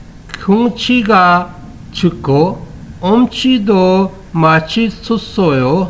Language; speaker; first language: Korean; non-native, fluent; Urdu